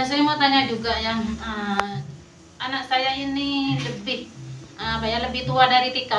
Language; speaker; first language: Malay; non-native, local second language; Madurese